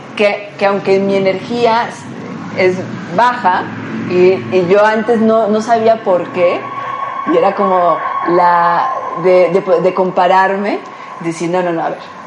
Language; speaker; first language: Spanish; native; Spanish